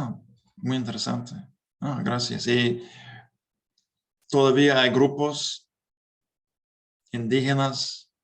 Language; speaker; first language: Spanish; non-native, learner; English